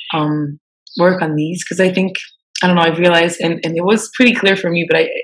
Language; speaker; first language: English; non-native, fluent; French